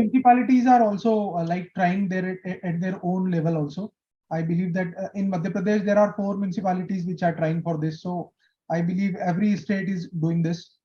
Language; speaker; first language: English; non-native, local second language; Hindi